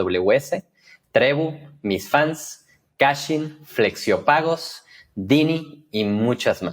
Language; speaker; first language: Spanish; native; Spanish